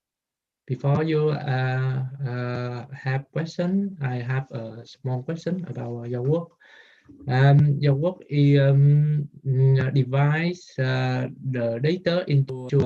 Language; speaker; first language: English; non-native, learner; Vietnamese